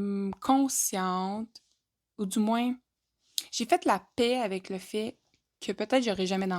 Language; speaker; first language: French; native; French